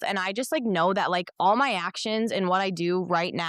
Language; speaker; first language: English; native; English